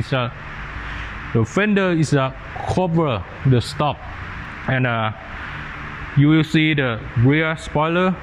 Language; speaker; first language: English; non-native, learner; Thai